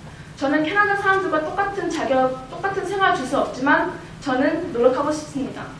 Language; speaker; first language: Korean; early bilingual, heritage; Korean